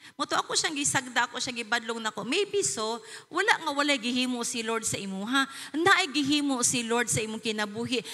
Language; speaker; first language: Cebuano; native; Cebuano